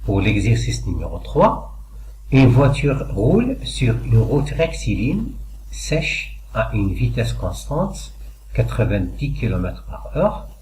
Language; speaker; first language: French; non-native, local second language; Arabic